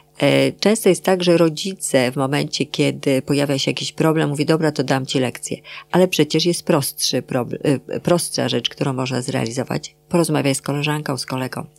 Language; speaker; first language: Polish; native; Polish